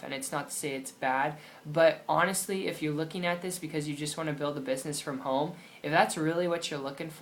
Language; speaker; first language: English; native; English